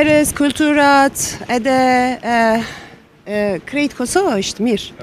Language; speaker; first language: Albanian; non-native, learner; Turkish